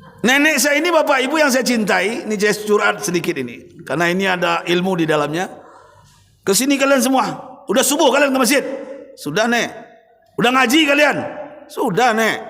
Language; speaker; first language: Indonesian; native; Indonesian